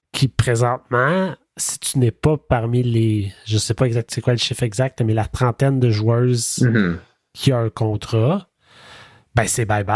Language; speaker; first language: French; native; French